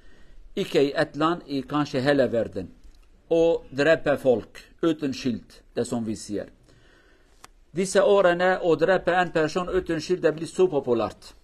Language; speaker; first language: Norwegian; non-native, fluent; Kurdish